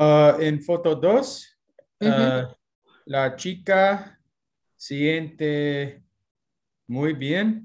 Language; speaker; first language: Spanish; non-native, learner; English